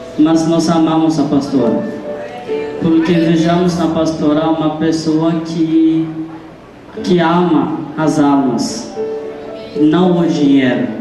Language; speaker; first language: Portuguese; non-native, fluent; Haitian Creole